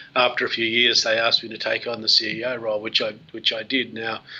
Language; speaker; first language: English; native; English